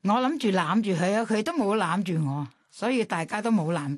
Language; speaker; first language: Cantonese; non-native, fluent; Thai